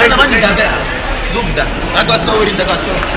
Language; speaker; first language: Arabic; native; Arabic